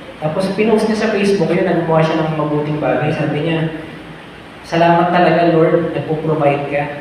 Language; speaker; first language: Filipino; native; Filipino